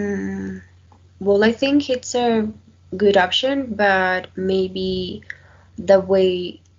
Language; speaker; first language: English; non-native, learner; Spanish